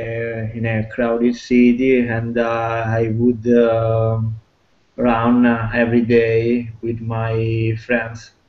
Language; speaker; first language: English; non-native, fluent; Italian